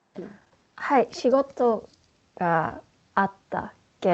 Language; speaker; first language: Japanese; non-native, fluent; English